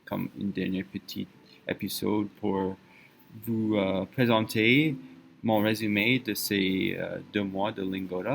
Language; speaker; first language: French; non-native, fluent; English